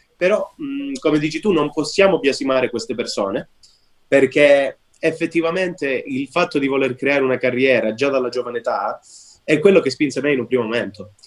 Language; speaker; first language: Italian; native; Italian